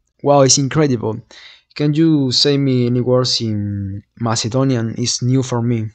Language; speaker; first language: English; non-native, fluent; Spanish